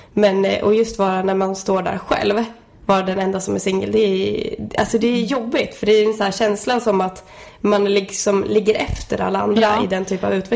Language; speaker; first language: Swedish; native; Swedish